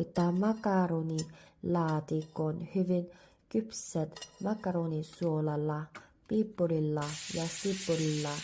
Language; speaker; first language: Finnish; non-native, learner; Korean